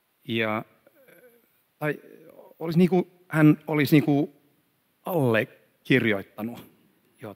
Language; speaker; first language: Finnish; non-native, fluent; Swedish